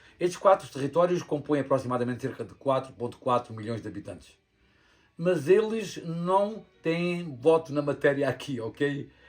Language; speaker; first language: Portuguese; native; Portuguese